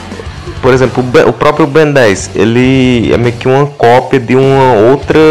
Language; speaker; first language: Portuguese; native; Portuguese